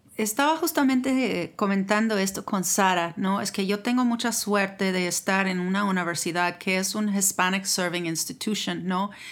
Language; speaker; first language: Spanish; non-native, fluent; English